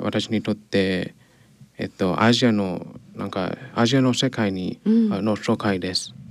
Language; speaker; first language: Japanese; non-native, learner; English